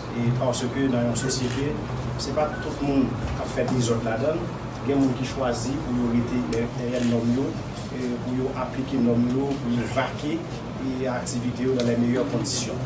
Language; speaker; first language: French; non-native, local second language; Haitian Creole